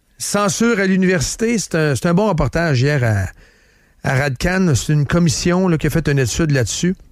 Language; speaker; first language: French; native; French